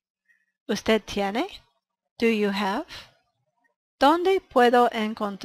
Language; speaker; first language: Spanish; non-native, learner; English